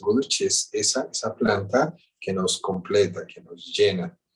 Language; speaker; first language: Spanish; native; Spanish